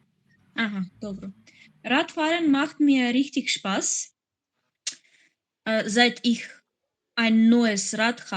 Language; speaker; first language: German; non-native, learner; Macedonian